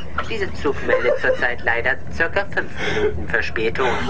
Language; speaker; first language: German; native; German